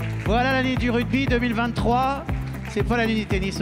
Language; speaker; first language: French; native; French